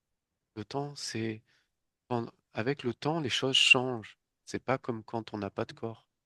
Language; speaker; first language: French; native; French